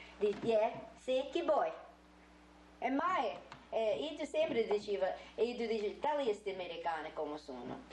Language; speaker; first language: Italian; early bilingual, heritage; Italian